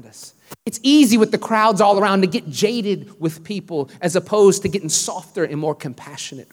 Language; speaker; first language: English; native; English